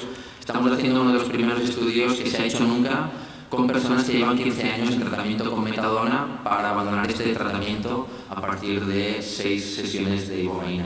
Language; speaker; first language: Spanish; native; Spanish